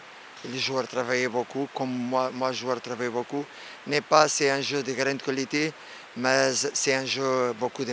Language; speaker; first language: French; non-native, learner; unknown